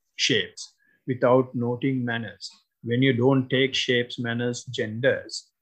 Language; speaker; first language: English; non-native, local second language; Sinhala